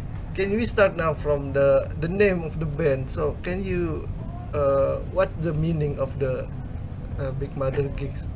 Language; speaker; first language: English; non-native, learner; Indonesian